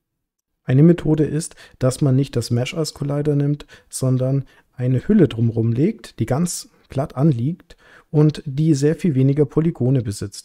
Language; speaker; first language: German; native; German